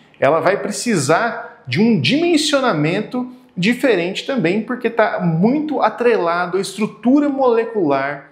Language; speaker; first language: Portuguese; native; Portuguese